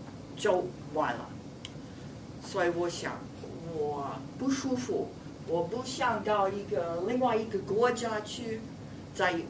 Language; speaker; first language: Chinese; non-native, fluent; English